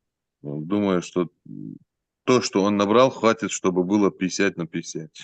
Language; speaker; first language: Russian; native; Russian